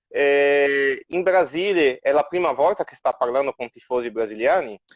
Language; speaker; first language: Italian; non-native, fluent; Portuguese